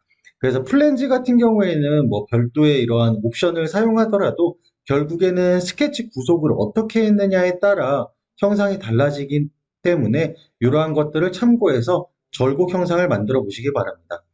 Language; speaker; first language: Korean; native; Korean